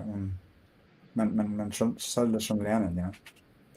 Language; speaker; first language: German; non-native, fluent; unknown